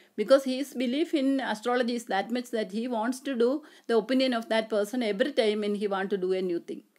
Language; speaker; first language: English; non-native, local second language; Malayalam